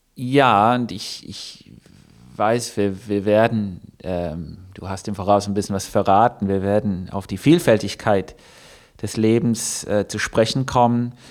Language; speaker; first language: German; non-native, fluent; English